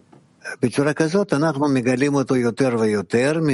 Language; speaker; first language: Hebrew; non-native, fluent; Russian